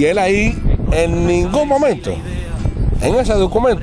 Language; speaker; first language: Spanish; native; Spanish